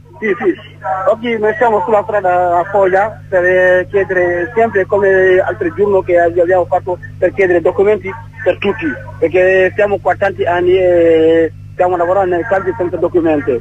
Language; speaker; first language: Italian; non-native, learner; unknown